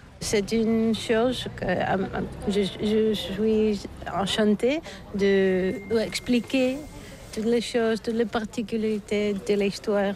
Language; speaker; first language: French; non-native, learner; Bulgarian